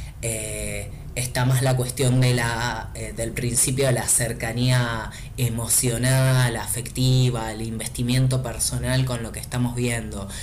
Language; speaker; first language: Spanish; native; Spanish